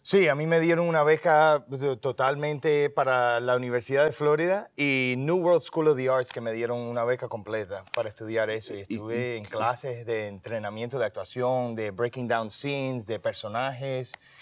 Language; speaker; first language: Spanish; early bilingual, heritage; Spanish